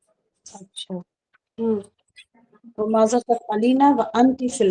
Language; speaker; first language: Arabic; non-native, learner; Urdu